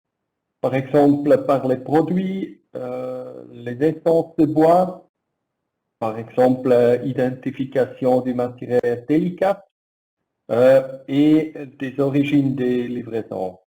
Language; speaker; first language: French; non-native, learner; German